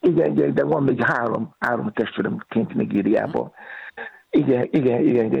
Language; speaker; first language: Hungarian; non-native, learner; Yoruba